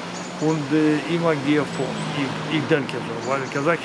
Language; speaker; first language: German; non-native, learner; Russian